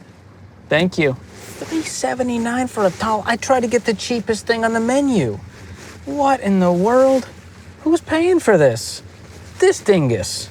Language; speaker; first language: English; native; English